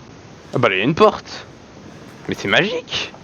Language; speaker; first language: French; native; French